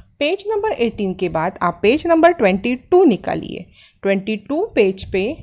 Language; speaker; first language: Hindi; non-native, local second language; Marathi